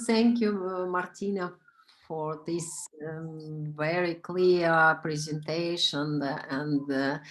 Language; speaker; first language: English; non-native, learner; Romanian